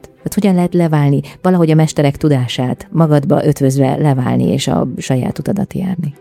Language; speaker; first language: Hungarian; native; Hungarian